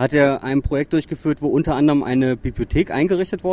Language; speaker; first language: German; native; German